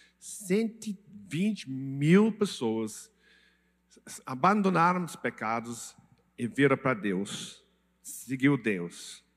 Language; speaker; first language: Portuguese; non-native, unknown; English